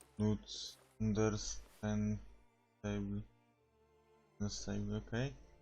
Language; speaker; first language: English; non-native, learner; Polish